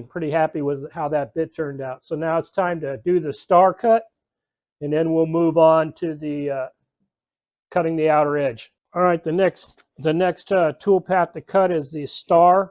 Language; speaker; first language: English; native; English